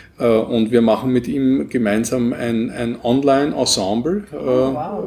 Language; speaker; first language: German; native; German